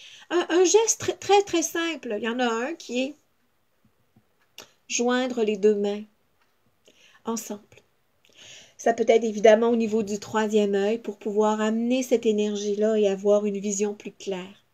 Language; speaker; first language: French; native; French